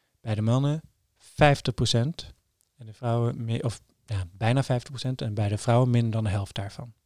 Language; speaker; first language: Dutch; non-native, fluent; Norwegian